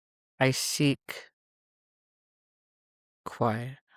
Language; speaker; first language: English; native; English